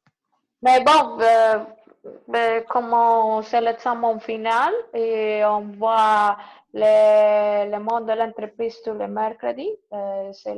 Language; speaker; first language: French; non-native, learner; Spanish